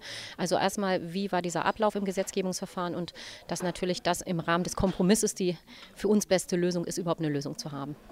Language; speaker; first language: German; native; German